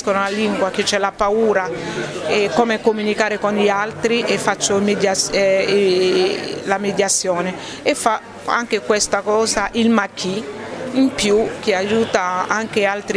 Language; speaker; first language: Italian; non-native, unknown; French